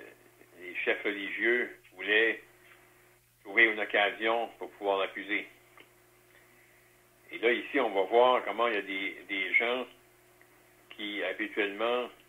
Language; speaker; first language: French; native; French